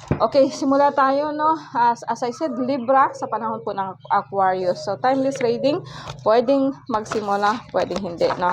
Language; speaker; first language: Filipino; non-native, local second language; Cebuano